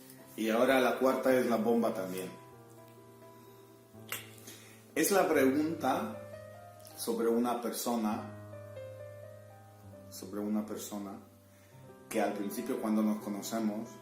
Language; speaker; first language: Spanish; non-native, fluent; Polish